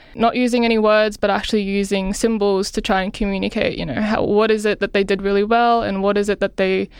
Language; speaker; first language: English; non-native, local second language; Filipino